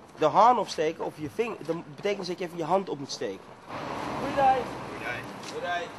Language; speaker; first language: Dutch; native; Dutch